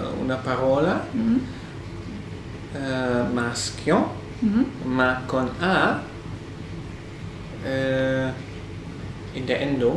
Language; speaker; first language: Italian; non-native, learner; German